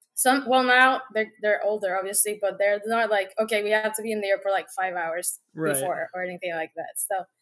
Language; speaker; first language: English; non-native, fluent; Spanish